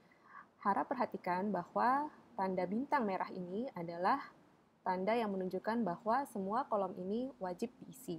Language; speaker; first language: Indonesian; native; Indonesian